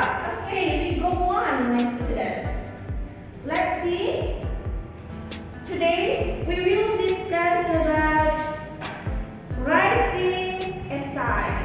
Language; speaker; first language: English; non-native, fluent; Indonesian